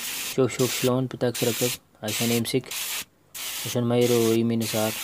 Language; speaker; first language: Arabic; non-native, learner; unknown